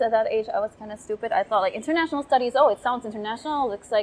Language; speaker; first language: English; non-native, local second language; Cebuano